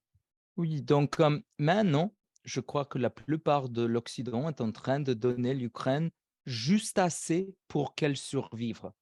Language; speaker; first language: French; non-native, fluent; English